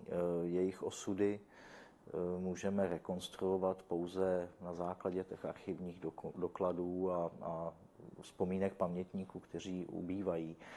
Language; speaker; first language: Czech; native; Czech